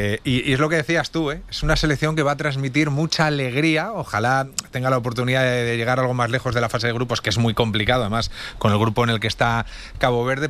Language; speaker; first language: Spanish; native; Spanish